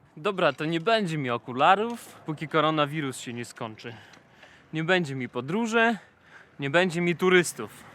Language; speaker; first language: Polish; non-native, fluent; Russian